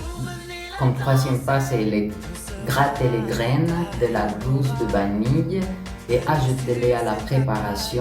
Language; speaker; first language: French; non-native, learner; Spanish